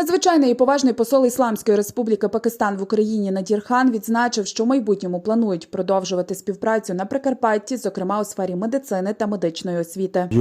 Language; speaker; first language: Ukrainian; native; Ukrainian